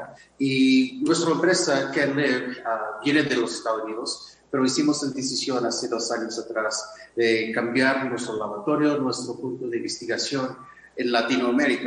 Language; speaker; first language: Spanish; non-native, fluent; English